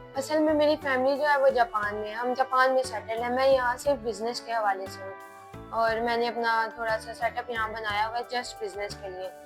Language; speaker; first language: Urdu; native; Urdu